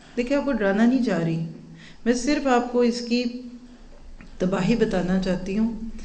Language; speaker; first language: Urdu; native; Urdu